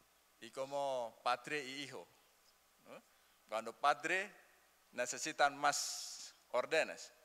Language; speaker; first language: Spanish; non-native, learner; Indonesian